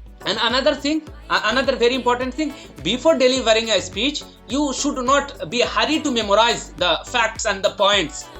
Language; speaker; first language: English; non-native, local second language; Bangla